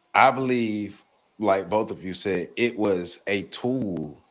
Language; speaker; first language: English; native; English